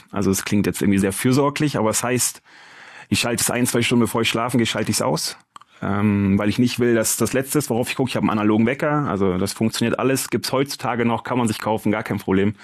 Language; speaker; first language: German; native; German